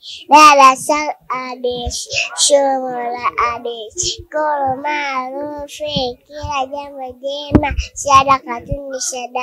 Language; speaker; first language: Arabic; non-native, learner; Swahili